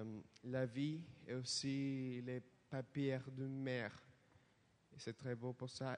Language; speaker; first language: French; non-native, learner; Spanish